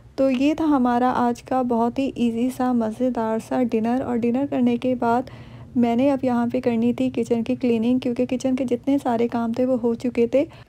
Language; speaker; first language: Urdu; native; Urdu